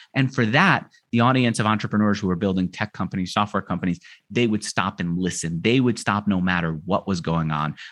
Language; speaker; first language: English; native; English